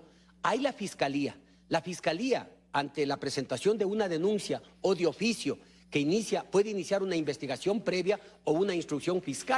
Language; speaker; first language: Spanish; native; Spanish